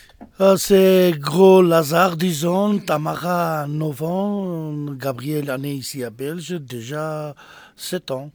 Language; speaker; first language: French; non-native, learner; Georgian